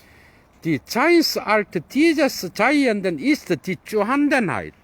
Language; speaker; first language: German; non-native, fluent; Korean